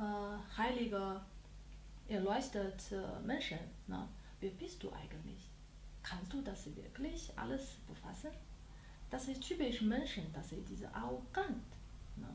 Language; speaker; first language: German; non-native, learner; Chinese